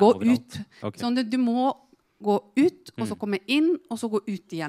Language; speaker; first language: Norwegian; non-native, fluent; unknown